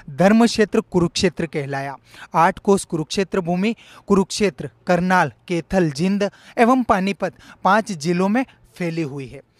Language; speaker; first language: Hindi; native; Hindi